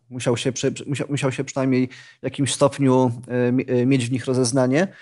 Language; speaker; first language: Polish; native; Polish